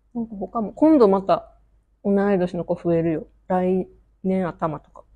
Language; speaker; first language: Japanese; native; Japanese